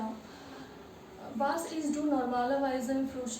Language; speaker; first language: German; non-native, learner; Hindi